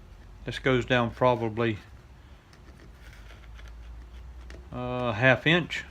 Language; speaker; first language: English; native; English